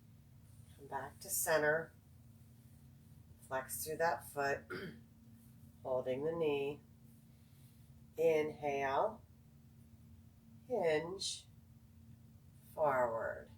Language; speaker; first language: English; native; English